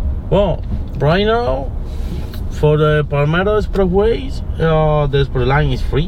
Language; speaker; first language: English; non-native, learner; Spanish